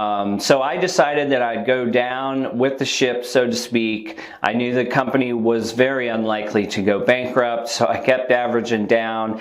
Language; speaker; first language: English; native; English